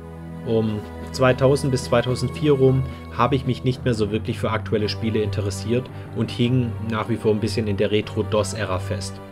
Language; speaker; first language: German; native; German